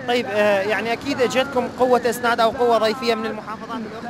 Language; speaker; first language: Arabic; native; Arabic